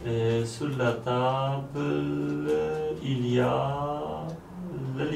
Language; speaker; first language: French; non-native, learner; Polish